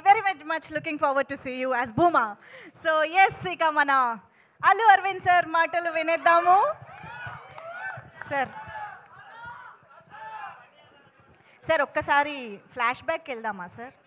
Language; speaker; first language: Telugu; native; Telugu